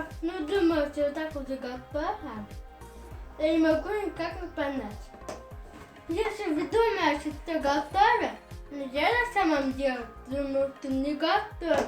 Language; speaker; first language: Russian; early bilingual, heritage; Russian